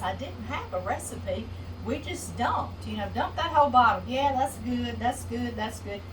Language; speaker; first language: English; native; English